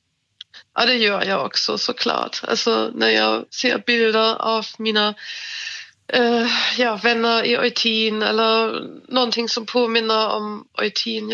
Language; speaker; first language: Swedish; non-native, fluent; German